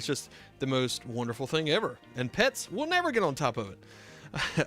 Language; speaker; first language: English; native; English